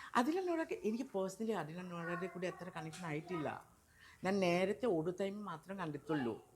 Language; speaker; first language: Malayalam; non-native, local second language; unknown